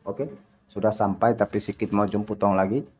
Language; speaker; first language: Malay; non-native, learner; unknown